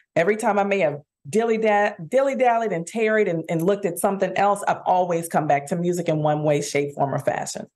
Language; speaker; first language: English; native; English